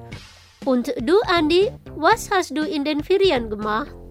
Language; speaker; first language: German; non-native, learner; Indonesian